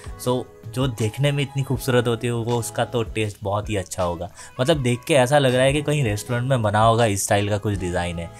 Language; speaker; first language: Hindi; native; Hindi